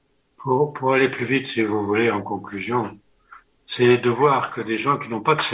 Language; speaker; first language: French; native; French